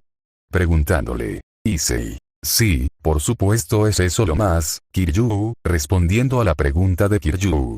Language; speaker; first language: Spanish; native; Spanish